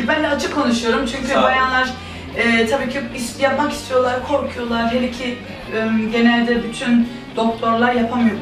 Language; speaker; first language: Turkish; early bilingual, heritage; Turkish